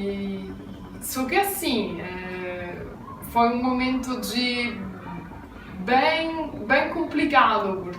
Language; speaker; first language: Portuguese; non-native, fluent; Italian